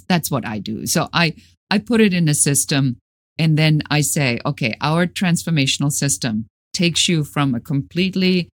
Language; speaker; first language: English; non-native, fluent; German